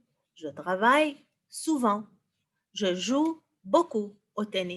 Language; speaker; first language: French; non-native, fluent; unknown